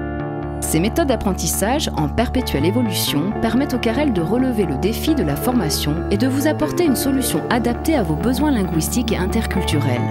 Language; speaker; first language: French; native; French